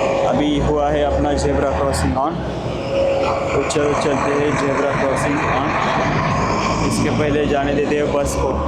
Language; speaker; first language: Hindi; non-native, local second language; Marathi